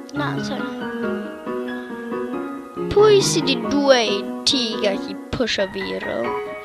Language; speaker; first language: Welsh; non-native, local second language; English